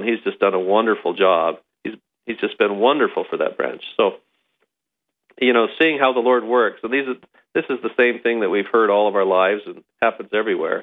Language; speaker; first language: English; native; English